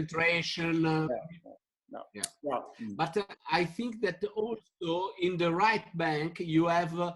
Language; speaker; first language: English; non-native, fluent; Italian